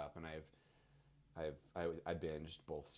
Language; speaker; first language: English; native; English